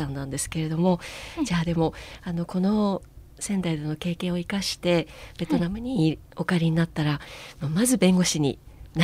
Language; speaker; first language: Japanese; native; Japanese